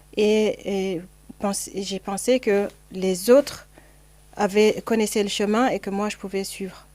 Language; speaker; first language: French; non-native, local second language; Fula